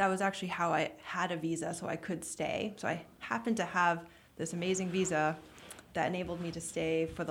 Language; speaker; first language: English; native; English